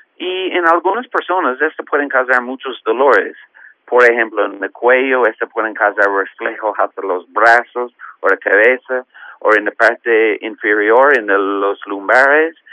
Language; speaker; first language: Spanish; non-native, fluent; English